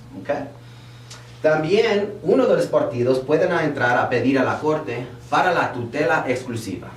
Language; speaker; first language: Spanish; early bilingual, heritage; Spanish